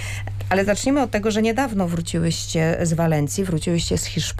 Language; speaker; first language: Polish; native; Polish